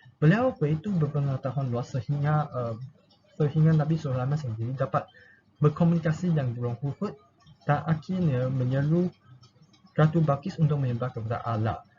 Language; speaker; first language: Malay; non-native, local second language; Chinese